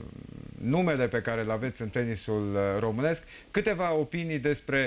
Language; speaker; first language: Romanian; native; Romanian